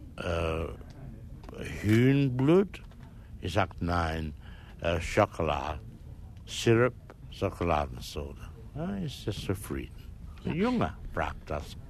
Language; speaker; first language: German; non-native, learner; English